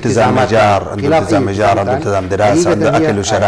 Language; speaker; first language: Arabic; native; Arabic